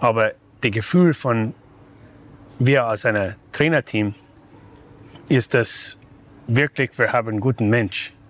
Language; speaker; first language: German; non-native, fluent; English